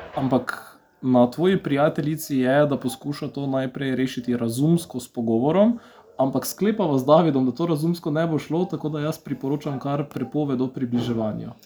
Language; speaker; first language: Slovenian; early bilingual, other home language; Serbian